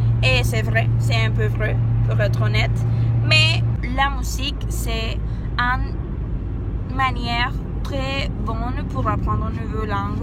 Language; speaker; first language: French; non-native, learner; Spanish